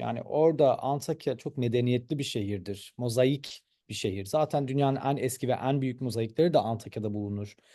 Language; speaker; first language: Turkish; early bilingual, heritage; Turkish